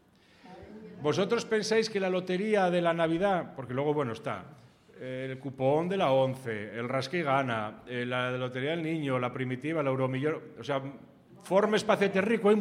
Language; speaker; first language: Spanish; native; Spanish